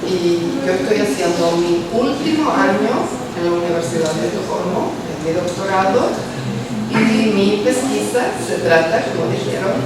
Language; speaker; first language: Spanish; early bilingual, heritage; Spanish